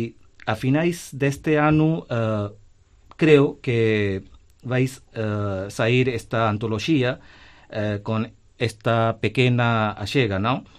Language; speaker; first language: Galician; non-native, fluent; Hindi